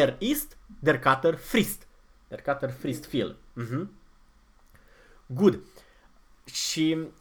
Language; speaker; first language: German; non-native, fluent; Romanian